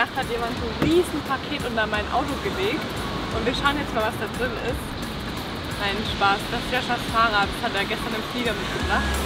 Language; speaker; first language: German; native; German